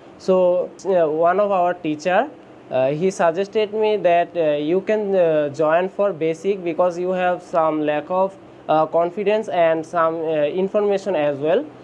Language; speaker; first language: English; non-native, learner; Bangla